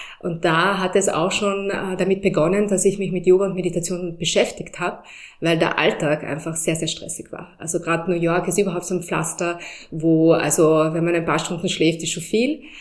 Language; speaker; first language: German; early bilingual, heritage; German